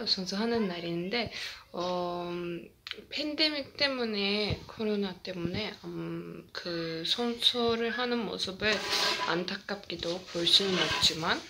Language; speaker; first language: Korean; non-native, learner; Azerbaijani